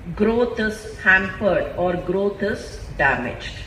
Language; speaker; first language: English; non-native, local second language; Tamil